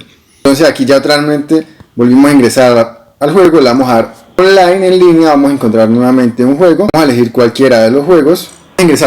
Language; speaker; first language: Spanish; native; Spanish